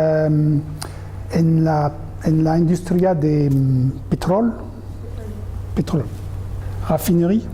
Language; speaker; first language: Spanish; non-native, learner; French